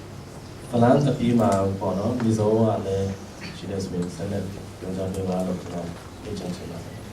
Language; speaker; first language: Burmese; non-native, local second language; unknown